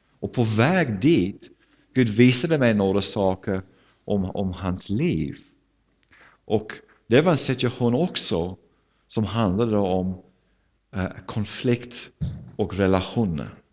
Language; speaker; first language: Swedish; non-native, fluent; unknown